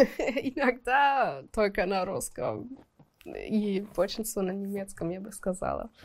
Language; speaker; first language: Russian; non-native, fluent; German